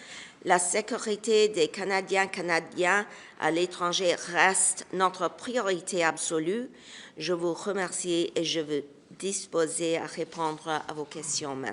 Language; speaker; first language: French; non-native, local second language; English